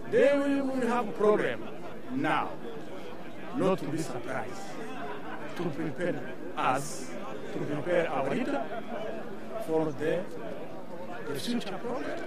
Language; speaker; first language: English; non-native, learner; Rundi